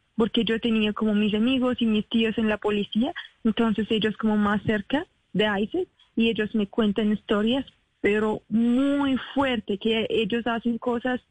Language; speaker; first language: Spanish; non-native, fluent; Arabic